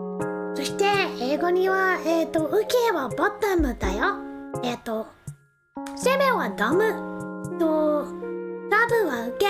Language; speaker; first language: Japanese; non-native, learner; English